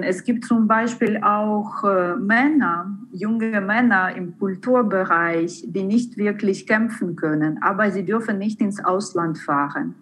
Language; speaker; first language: German; non-native, fluent; Ukrainian